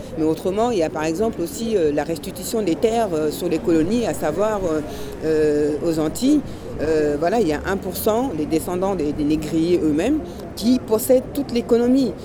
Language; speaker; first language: French; native; French